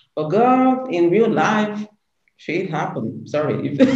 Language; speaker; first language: English; non-native, local second language; Igbo